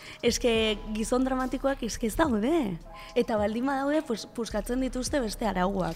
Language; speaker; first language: Basque; non-native, local second language; Spanish